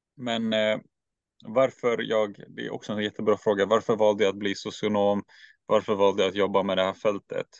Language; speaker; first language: Swedish; early bilingual, other home language; Turkish